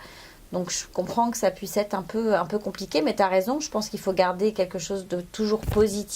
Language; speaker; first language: French; native; French